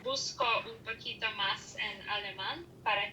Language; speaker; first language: Spanish; non-native, learner; German